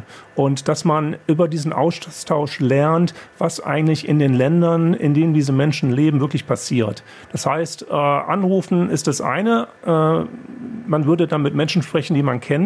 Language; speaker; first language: German; native; German